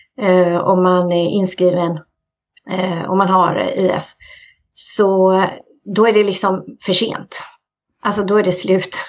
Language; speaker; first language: Swedish; native; Swedish